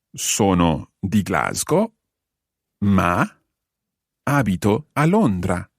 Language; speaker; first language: Italian; non-native, fluent; English